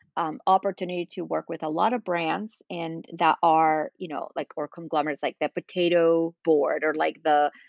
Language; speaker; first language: English; non-native, fluent; Spanish